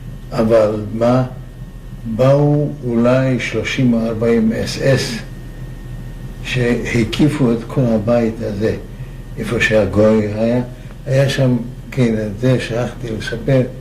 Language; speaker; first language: Hebrew; non-native, fluent; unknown